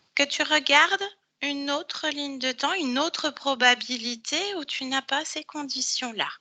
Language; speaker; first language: French; native; French